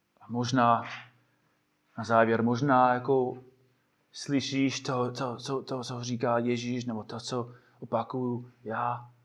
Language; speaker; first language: Czech; non-native, fluent; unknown